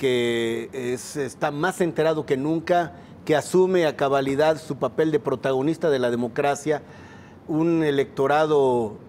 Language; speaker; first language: Spanish; native; Spanish